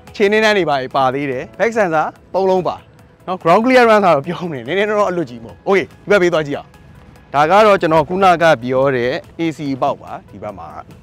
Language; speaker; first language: Burmese; native; Burmese